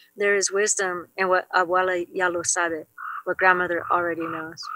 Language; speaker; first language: English; native; English